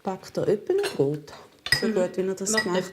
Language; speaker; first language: German; non-native, learner; Italian